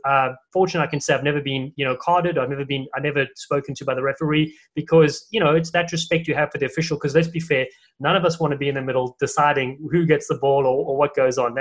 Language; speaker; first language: English; native; English